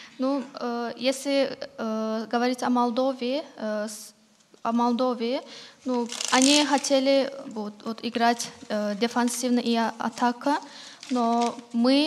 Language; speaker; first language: Russian; non-native, learner; Turkish